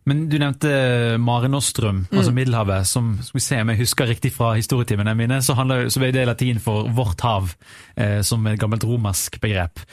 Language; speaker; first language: Norwegian; native; Norwegian